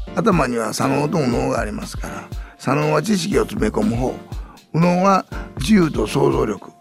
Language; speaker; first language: Japanese; native; Japanese